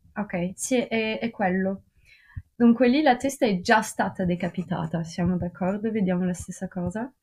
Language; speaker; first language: Italian; non-native, fluent; Russian